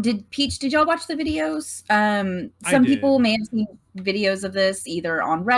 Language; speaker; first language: English; native; English